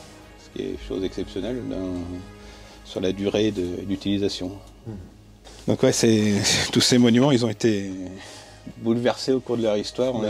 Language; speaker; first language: French; native; French